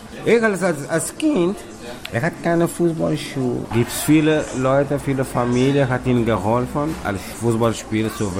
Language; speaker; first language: German; non-native, learner; Kabuverdianu